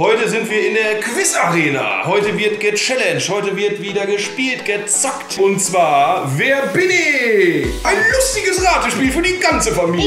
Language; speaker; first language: German; native; German